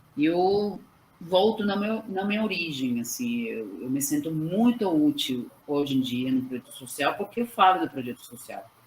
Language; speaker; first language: Portuguese; non-native, fluent; Spanish